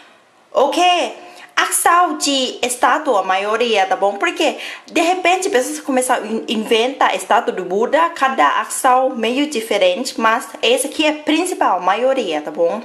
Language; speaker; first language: Portuguese; non-native, fluent; Thai